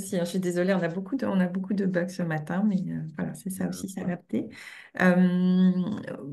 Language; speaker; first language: French; native; French